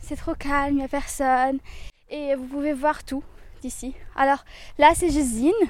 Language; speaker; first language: French; non-native, local second language; Arabic